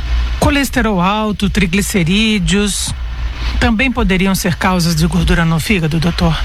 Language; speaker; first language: Portuguese; native; Portuguese